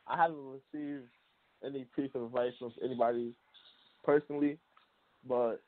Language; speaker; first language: English; native; English